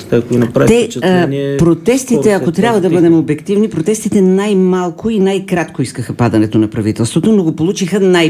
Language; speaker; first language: Bulgarian; native; Bulgarian